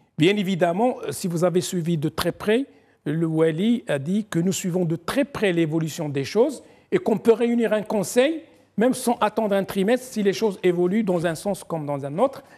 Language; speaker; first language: French; non-native, local second language; Arabic